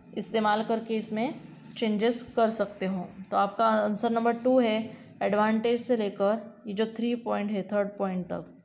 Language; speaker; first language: Hindi; non-native, local second language; Gujarati